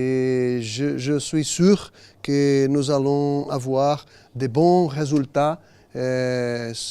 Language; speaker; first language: French; non-native, learner; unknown